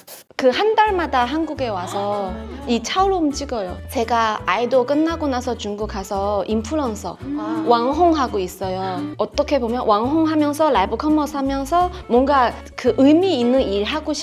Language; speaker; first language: Korean; non-native, fluent; Chinese